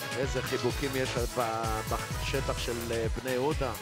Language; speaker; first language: Hebrew; native; Hebrew